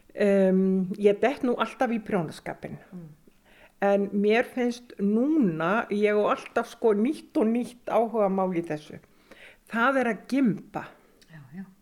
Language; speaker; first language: Icelandic; native; Icelandic